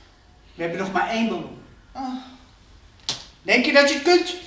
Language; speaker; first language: Dutch; native; Dutch